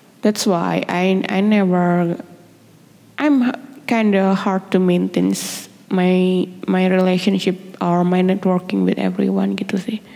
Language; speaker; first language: English; non-native, learner; Indonesian